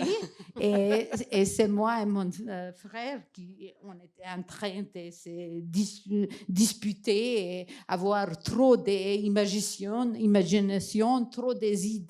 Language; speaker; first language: French; non-native, fluent; Macedonian